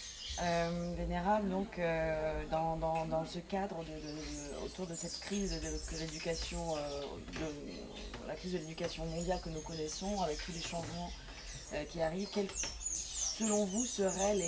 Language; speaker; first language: French; non-native, fluent; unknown